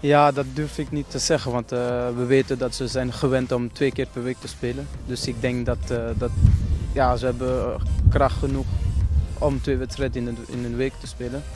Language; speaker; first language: Dutch; non-native, fluent; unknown